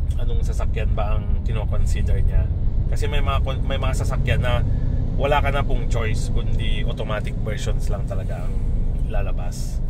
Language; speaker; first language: Filipino; non-native, local second language; Iloko